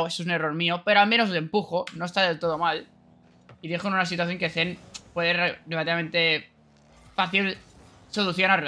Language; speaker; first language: Spanish; native; Spanish